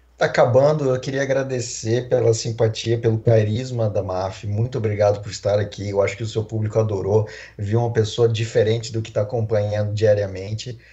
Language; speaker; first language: Portuguese; native; Portuguese